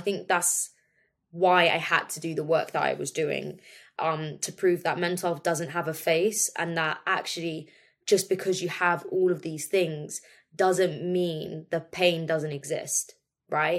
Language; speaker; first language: English; native; English